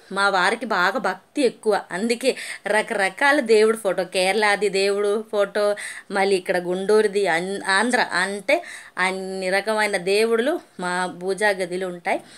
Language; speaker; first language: Telugu; non-native, learner; Malayalam